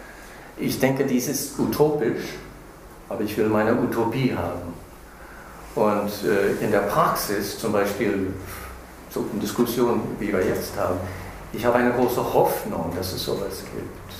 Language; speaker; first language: German; non-native, fluent; English